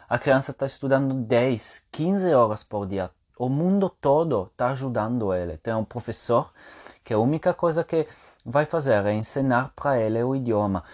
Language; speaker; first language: Portuguese; non-native, fluent; Italian